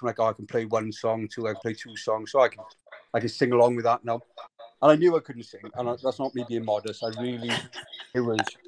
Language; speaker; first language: English; native; English